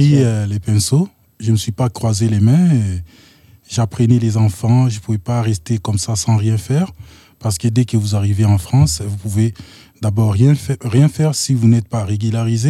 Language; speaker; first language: French; non-native, local second language; Lingala